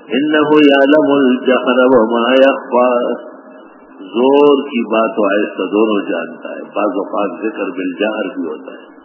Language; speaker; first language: Urdu; non-native, local second language; Pashto